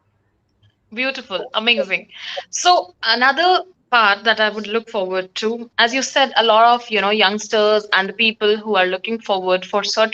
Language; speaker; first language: English; non-native, local second language; Hindi